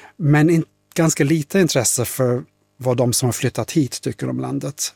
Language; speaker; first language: Swedish; non-native, fluent; English